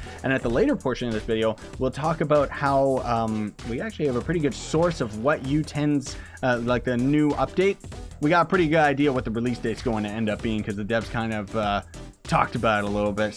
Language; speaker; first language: English; native; English